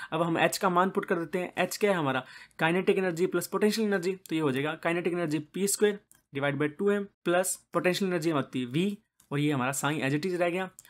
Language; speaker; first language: Hindi; native; Hindi